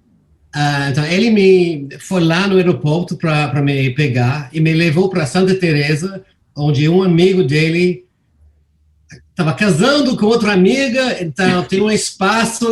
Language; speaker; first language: Portuguese; non-native, fluent; English